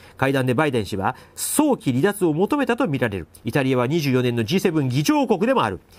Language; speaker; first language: Japanese; native; Japanese